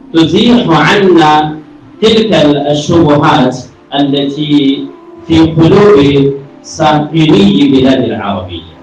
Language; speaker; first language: Arabic; non-native, fluent; Urdu